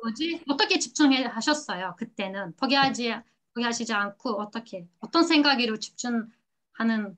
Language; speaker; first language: Korean; non-native, learner; Turkish